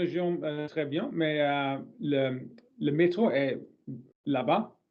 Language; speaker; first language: French; non-native, learner; English